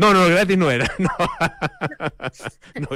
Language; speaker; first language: Spanish; native; Spanish